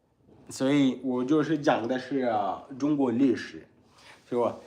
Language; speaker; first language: Chinese; non-native, learner; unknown